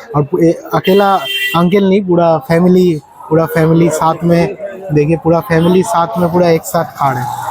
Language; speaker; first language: Hindi; non-native, local second language; Bangla